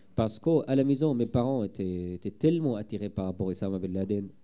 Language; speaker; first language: French; non-native, fluent; Arabic